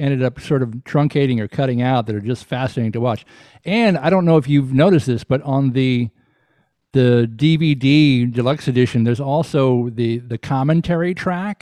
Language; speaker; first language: English; native; English